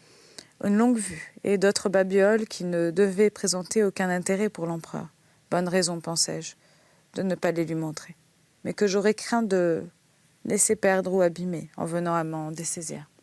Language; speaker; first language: French; native; French